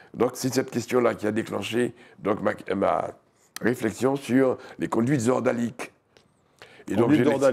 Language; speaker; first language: French; native; French